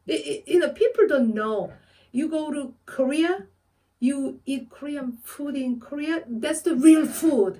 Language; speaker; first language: English; non-native, fluent; Korean